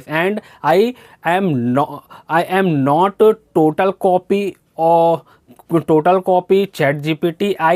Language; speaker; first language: English; non-native, learner; Hindi